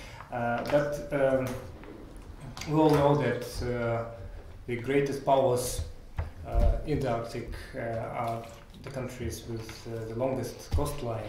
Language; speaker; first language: English; non-native, fluent; Russian